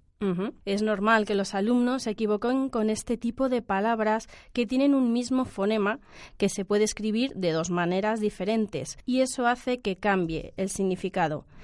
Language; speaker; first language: Spanish; native; Spanish